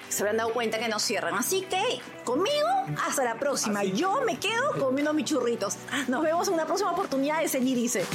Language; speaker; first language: Spanish; native; Spanish